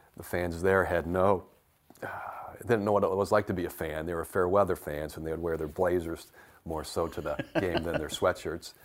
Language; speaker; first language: English; native; English